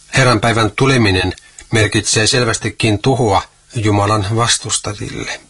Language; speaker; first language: Finnish; native; Finnish